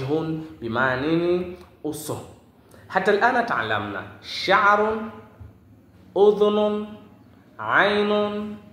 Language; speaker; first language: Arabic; non-native, fluent; Swahili